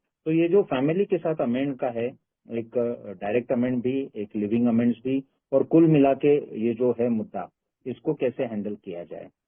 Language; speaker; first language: Hindi; native; Hindi